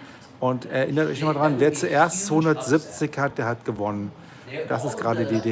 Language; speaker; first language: German; native; German